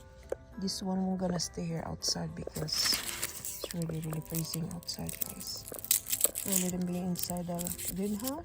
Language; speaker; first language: English; non-native, fluent; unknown